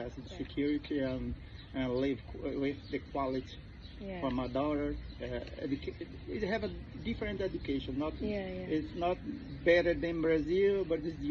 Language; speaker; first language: English; non-native, learner; Portuguese